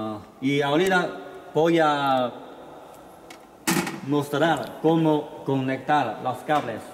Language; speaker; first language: Spanish; non-native, learner; Chinese